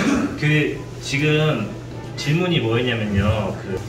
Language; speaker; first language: Korean; native; Korean